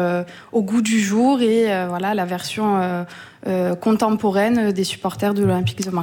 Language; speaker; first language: French; native; French